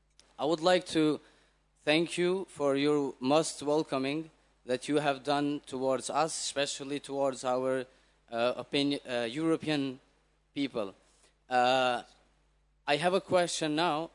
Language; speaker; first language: English; non-native, fluent; Albanian